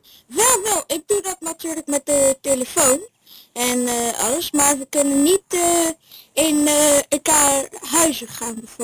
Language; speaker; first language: Dutch; early bilingual, heritage; Dutch